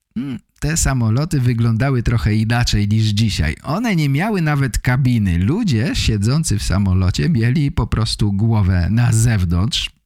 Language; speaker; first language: Polish; native; Polish